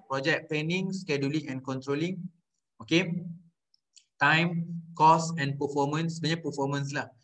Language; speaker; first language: English; non-native, local second language; Malay